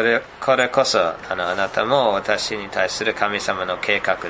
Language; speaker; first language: Japanese; non-native, fluent; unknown